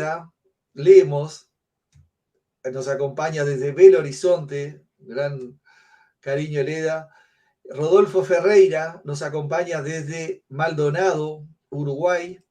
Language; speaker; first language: Spanish; native; Spanish